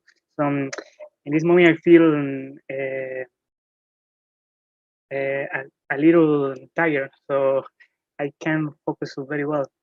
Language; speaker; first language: English; non-native, learner; Spanish